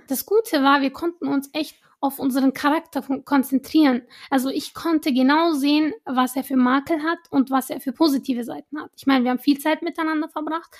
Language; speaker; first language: German; early bilingual, other home language; Arabic